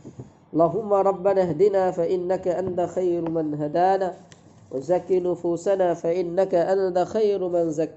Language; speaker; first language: Arabic; non-native, fluent; Indonesian